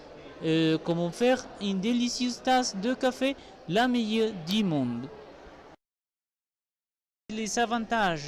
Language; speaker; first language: French; non-native, learner; Spanish